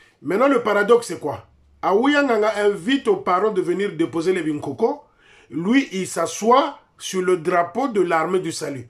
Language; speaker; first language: French; non-native, local second language; Lingala